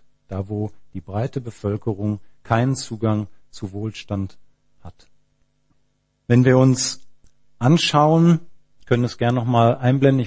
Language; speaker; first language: German; native; German